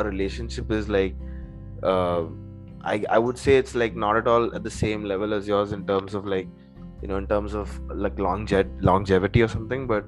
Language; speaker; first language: English; native; English